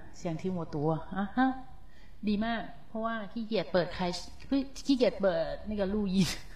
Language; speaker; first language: Thai; native; Thai